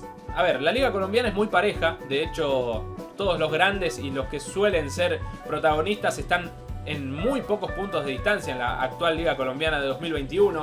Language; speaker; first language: Spanish; native; Spanish